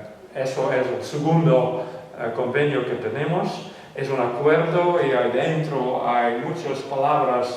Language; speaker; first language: Spanish; non-native, fluent; Western Frisian